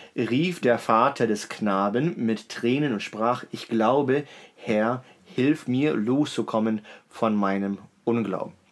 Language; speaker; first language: German; native; German